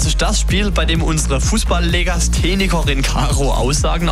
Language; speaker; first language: German; native; German